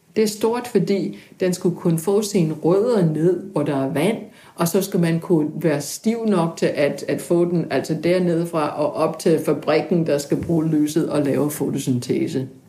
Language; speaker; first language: Danish; non-native, fluent; English